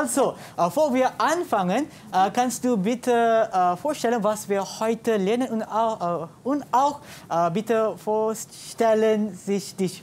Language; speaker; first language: German; non-native, learner; Malay